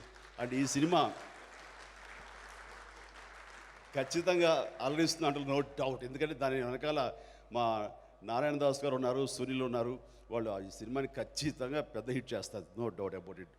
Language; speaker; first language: Telugu; native; Telugu